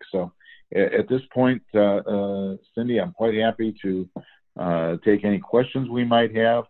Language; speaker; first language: English; native; English